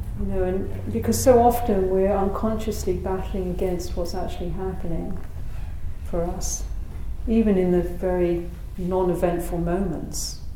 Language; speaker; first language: English; native; English